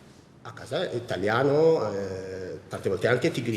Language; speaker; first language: Italian; non-native, learner; Tigrinya